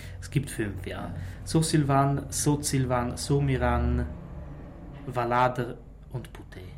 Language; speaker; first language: German; non-native, local second language; Romansh